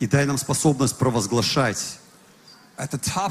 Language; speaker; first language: Russian; native; Russian